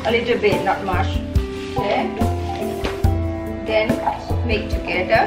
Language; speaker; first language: English; non-native, learner; Thai